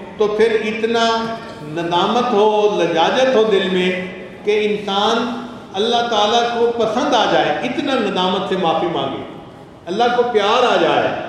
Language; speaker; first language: Urdu; non-native, local second language; Punjabi